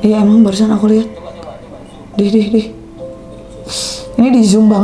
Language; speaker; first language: Indonesian; native; Indonesian